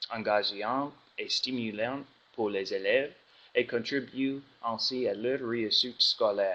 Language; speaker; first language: French; non-native, learner; English